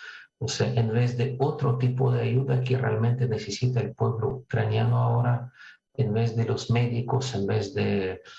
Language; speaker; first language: Spanish; non-native, fluent; Russian